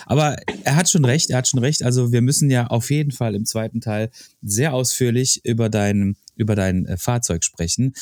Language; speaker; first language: German; native; German